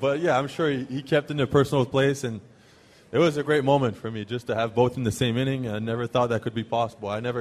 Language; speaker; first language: English; non-native, fluent; French